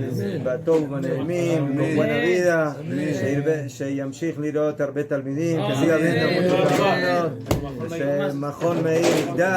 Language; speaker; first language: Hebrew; non-native, fluent; Spanish